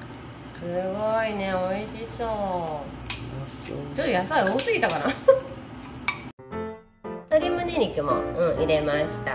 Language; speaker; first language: Japanese; native; Japanese